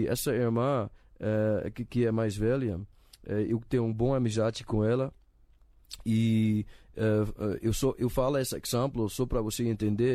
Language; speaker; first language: Portuguese; non-native, learner; Dutch